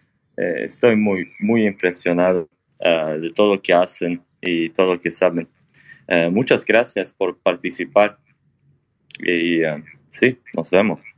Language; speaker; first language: Spanish; non-native, learner; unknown